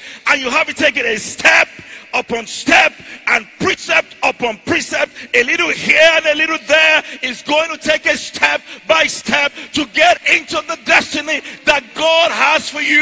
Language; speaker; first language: English; non-native, local second language; Yoruba